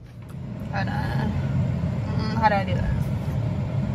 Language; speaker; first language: English; native; English